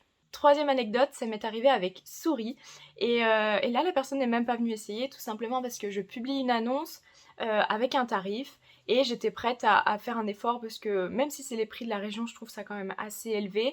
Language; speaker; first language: French; native; French